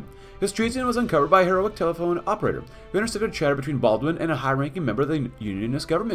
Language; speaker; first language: English; native; English